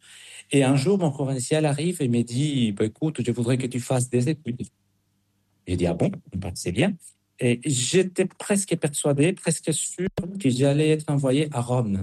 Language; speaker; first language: French; non-native, fluent; Spanish